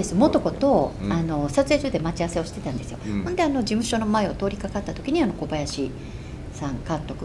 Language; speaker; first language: Japanese; native; Japanese